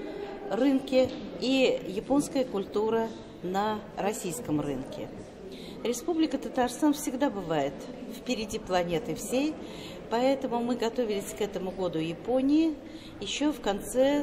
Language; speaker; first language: Russian; native; Russian